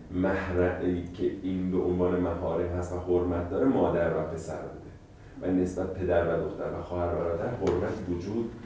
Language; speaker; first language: Persian; native; Persian